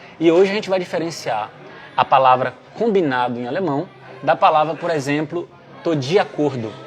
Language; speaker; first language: Portuguese; native; Portuguese